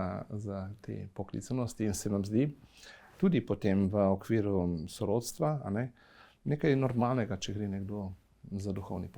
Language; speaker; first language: Slovenian; native; Slovenian